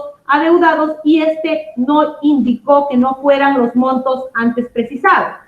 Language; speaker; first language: Spanish; native; Spanish